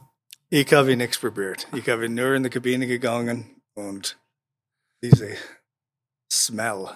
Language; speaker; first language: German; non-native, learner; English